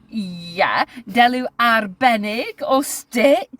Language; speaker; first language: Welsh; non-native, learner; English